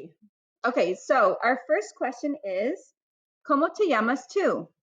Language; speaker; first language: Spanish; non-native, fluent; English